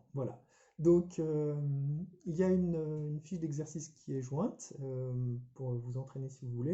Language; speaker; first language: French; native; French